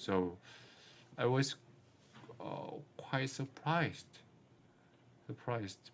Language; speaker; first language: English; non-native, learner; Korean